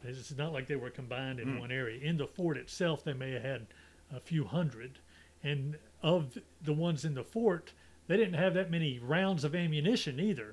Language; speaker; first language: English; native; English